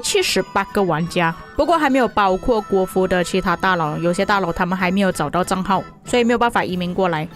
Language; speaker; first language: Chinese; native; Chinese